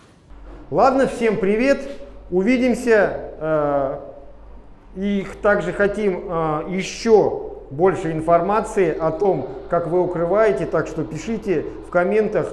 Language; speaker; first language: Russian; native; Russian